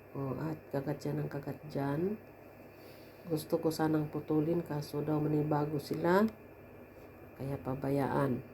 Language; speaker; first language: Filipino; native; Filipino